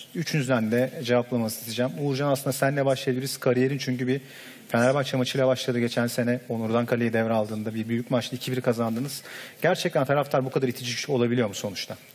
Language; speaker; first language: Turkish; native; Turkish